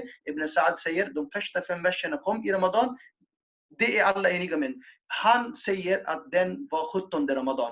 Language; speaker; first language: Swedish; non-native, fluent; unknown